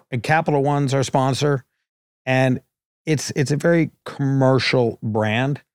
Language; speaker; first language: English; native; English